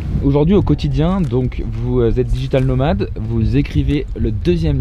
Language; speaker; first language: French; native; French